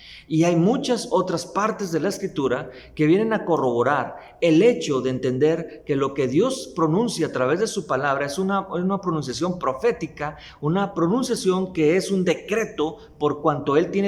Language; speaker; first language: Spanish; native; Spanish